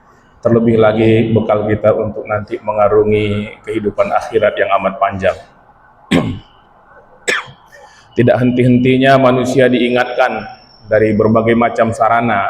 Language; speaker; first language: Indonesian; native; Indonesian